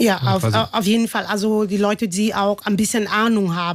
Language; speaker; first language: German; non-native, fluent; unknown